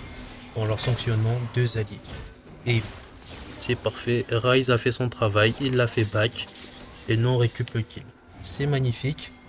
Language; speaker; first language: French; native; French